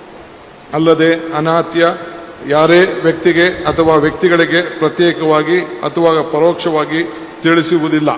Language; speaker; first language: Kannada; native; Kannada